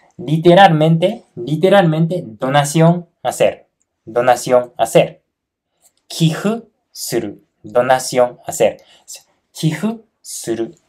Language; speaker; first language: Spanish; non-native, fluent; Japanese